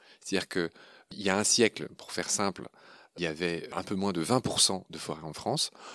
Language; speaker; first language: French; native; French